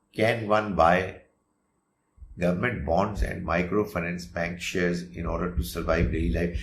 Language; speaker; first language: English; non-native, local second language; Urdu